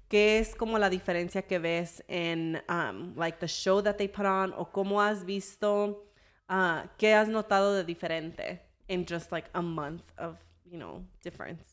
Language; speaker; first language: Spanish; early bilingual, heritage; English